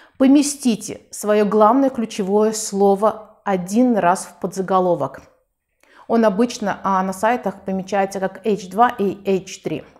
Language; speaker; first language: Russian; non-native, local second language; Tajik